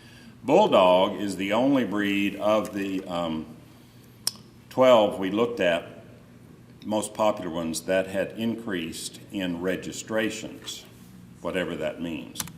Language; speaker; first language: English; native; English